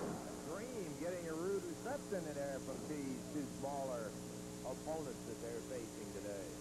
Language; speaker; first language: English; native; English